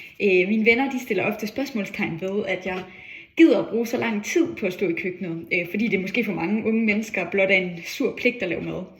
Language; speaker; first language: Danish; native; Danish